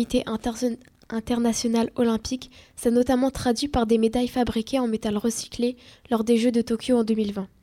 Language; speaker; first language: French; native; French